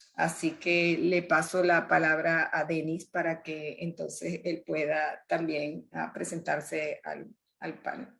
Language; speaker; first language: Spanish; native; Spanish